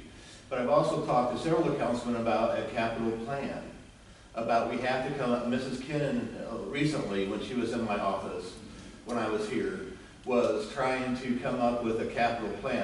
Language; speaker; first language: English; native; English